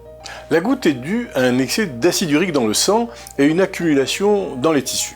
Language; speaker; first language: French; native; French